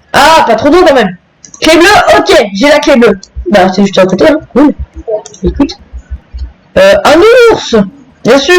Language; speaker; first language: French; native; French